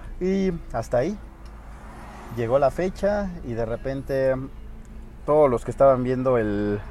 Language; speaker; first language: Spanish; native; Spanish